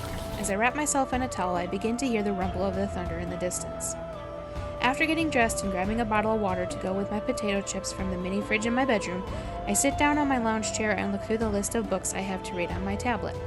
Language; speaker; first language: English; native; English